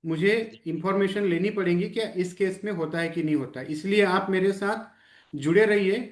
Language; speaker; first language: Hindi; non-native, local second language; Marathi